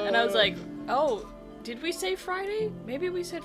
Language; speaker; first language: English; native; English